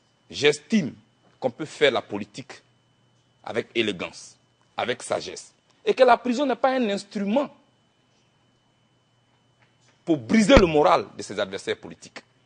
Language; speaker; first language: French; non-native, local second language; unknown